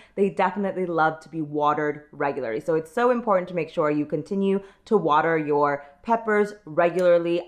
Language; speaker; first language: English; native; English